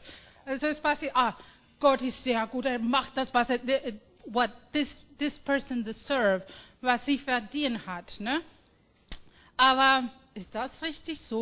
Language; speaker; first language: German; non-native, fluent; Spanish